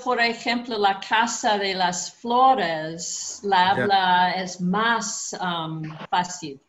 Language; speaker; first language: Spanish; non-native, learner; English